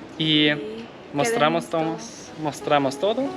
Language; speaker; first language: Spanish; non-native, learner; German